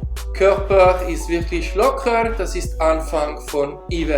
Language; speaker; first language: German; non-native, learner; French